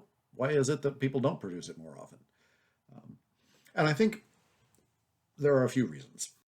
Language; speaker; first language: English; native; English